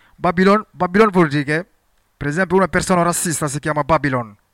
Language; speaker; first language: Italian; non-native, learner; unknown